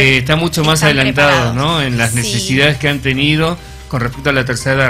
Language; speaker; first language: Spanish; native; Spanish